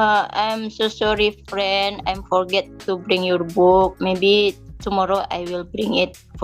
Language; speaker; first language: English; non-native, learner; Indonesian